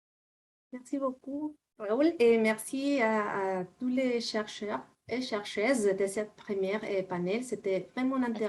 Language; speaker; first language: French; non-native, fluent; Spanish